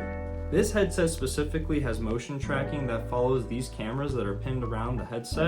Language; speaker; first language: English; native; English